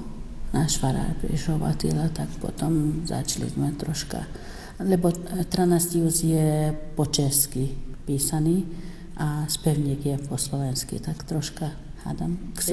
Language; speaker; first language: Slovak; early bilingual, heritage; Slovak